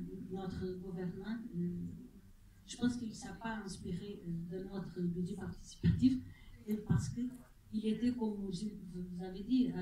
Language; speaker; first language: French; non-native, fluent; Portuguese